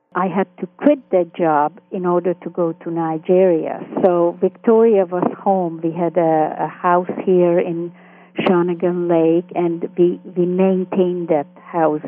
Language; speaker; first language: English; early bilingual, other home language; Hungarian